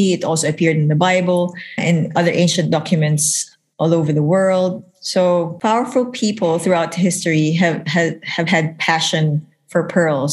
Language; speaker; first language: English; non-native, local second language; Filipino